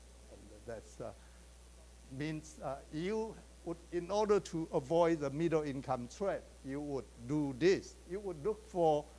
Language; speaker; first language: English; non-native, fluent; Chinese